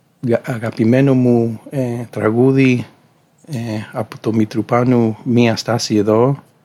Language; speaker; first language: Greek; non-native, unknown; Spanish